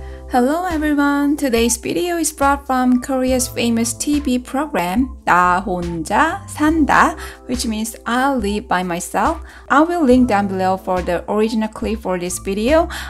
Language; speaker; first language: English; non-native, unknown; Korean